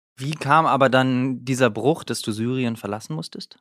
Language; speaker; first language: German; native; German